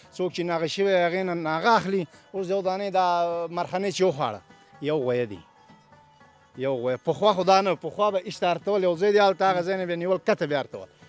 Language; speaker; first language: Pashto; non-native, local second language; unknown